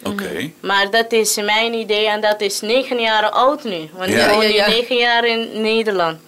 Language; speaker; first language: Dutch; non-native, local second language; Papiamento